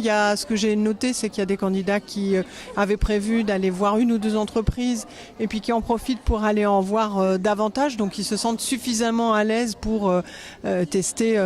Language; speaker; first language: French; native; French